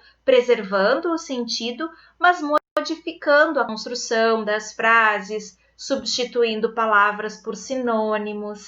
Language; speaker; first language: Portuguese; native; Portuguese